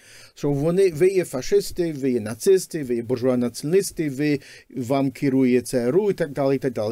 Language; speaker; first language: Ukrainian; early bilingual, heritage; Ukrainian